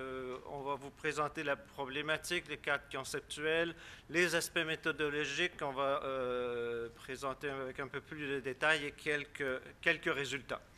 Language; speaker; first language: French; native; French